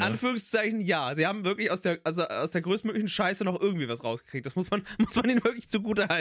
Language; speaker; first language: German; native; German